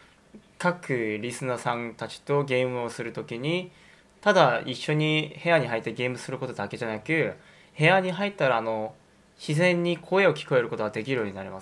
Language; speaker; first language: Japanese; non-native, fluent; Korean